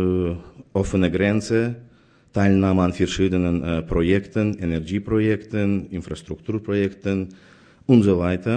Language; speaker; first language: German; non-native, fluent; Azerbaijani